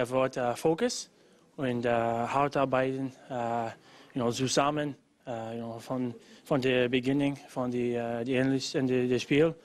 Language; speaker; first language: German; non-native, learner; English